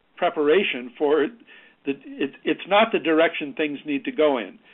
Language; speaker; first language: English; native; English